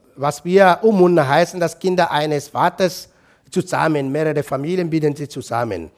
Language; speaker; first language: German; non-native, fluent; Igbo